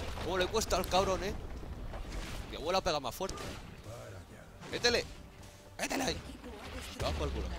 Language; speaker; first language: Spanish; native; Spanish